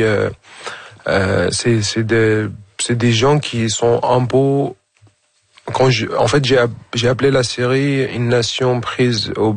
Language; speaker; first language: French; non-native, fluent; Arabic